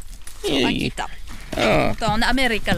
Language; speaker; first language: Finnish; non-native, learner; French